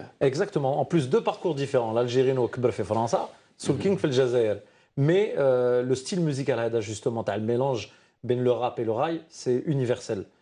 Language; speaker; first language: French; non-native, local second language; Arabic